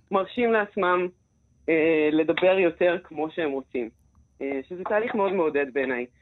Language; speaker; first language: Hebrew; native; Hebrew